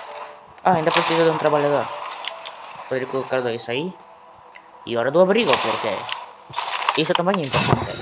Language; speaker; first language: Portuguese; non-native, learner; Spanish